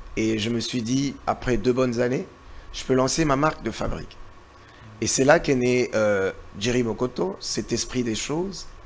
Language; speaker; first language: French; non-native, local second language; Lingala